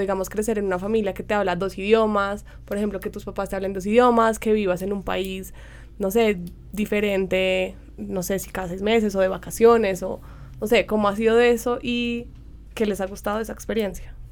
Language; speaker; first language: Spanish; native; Spanish